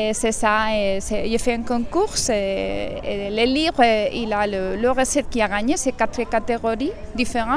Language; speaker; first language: French; non-native, learner; Spanish